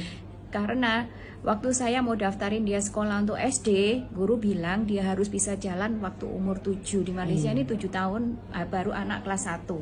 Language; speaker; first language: Indonesian; non-native, local second language; Malay